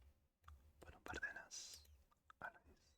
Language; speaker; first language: Basque; non-native, learner; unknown